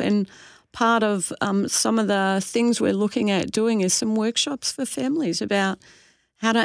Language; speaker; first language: English; native; English